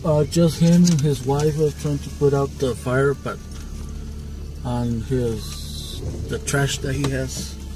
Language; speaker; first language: English; early bilingual, other home language; Spanish